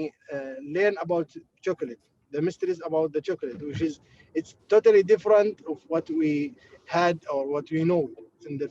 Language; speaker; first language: English; non-native, learner; Arabic